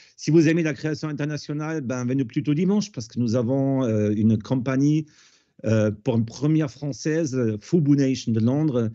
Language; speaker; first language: French; non-native, fluent; German